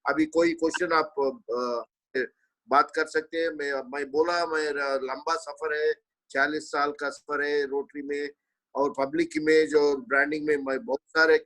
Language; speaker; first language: Hindi; non-native, local second language; Telugu